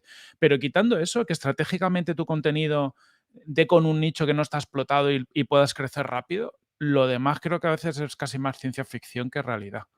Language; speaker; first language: Spanish; native; Spanish